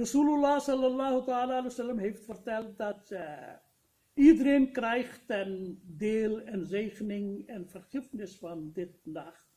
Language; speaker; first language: Dutch; non-native, fluent; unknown